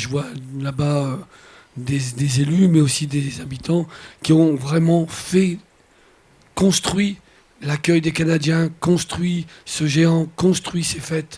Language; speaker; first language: French; native; French